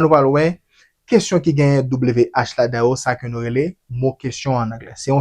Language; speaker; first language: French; non-native, learner; Haitian Creole